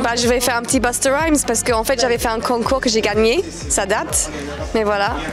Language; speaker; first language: French; non-native, fluent; English